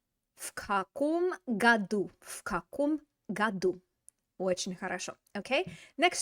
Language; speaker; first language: Russian; non-native, fluent; English